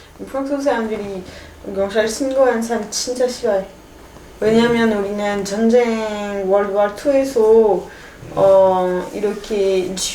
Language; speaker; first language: Korean; non-native, fluent; French